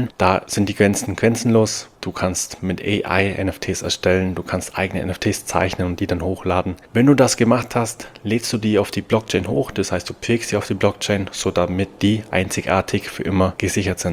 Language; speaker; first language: German; native; German